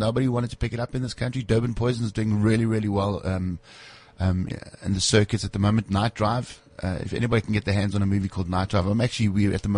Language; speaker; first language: English; native; English